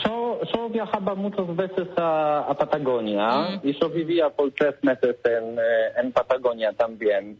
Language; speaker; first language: Spanish; non-native, learner; Polish